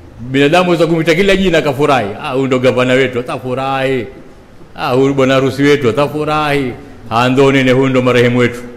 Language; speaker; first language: Swahili; native; Swahili